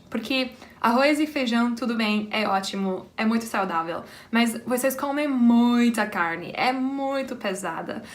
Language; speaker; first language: Portuguese; non-native, fluent; English